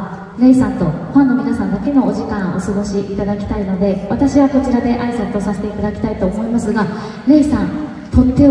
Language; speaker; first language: Japanese; native; Japanese